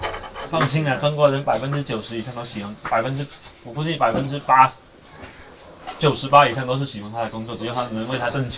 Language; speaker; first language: Chinese; native; Chinese